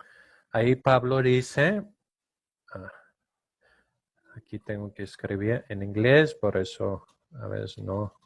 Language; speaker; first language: Spanish; non-native, fluent; Danish